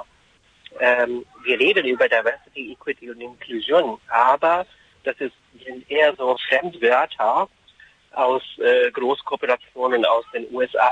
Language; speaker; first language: German; non-native, fluent; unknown